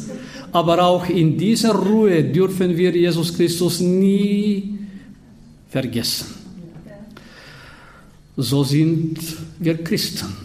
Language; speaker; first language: German; non-native, fluent; Bulgarian